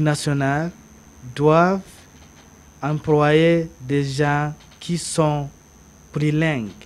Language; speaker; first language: French; non-native, learner; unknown